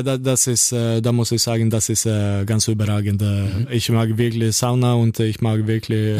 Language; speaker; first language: German; non-native, learner; Norwegian